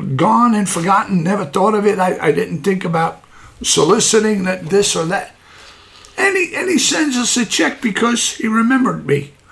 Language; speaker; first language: English; native; English